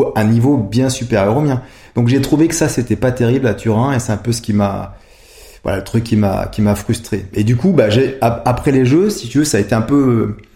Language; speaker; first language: French; native; French